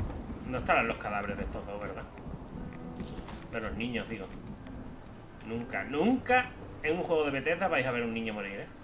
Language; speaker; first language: Spanish; native; Spanish